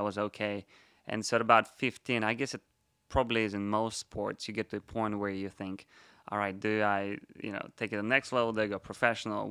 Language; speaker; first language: English; non-native, fluent; Russian